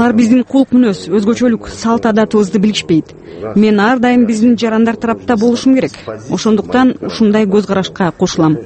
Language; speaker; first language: Kyrgyz; native; Kyrgyz